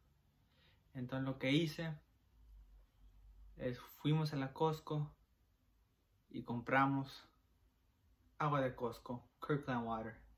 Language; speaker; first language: Spanish; early bilingual, heritage; Spanish